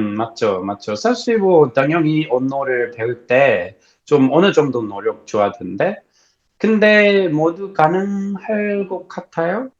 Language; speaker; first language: Korean; non-native, learner; English